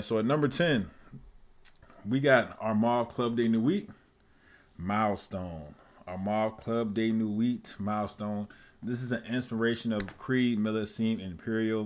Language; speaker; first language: English; native; English